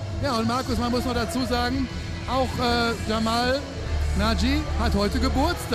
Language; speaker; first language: German; native; German